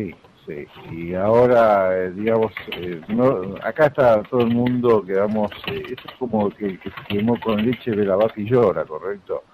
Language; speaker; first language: Spanish; native; Spanish